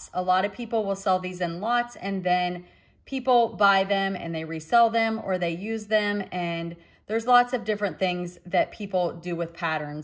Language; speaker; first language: English; native; English